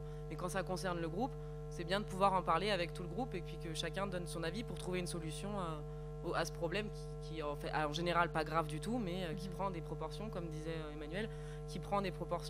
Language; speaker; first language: French; native; French